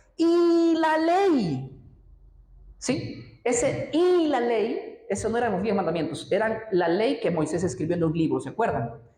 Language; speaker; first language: Spanish; native; Spanish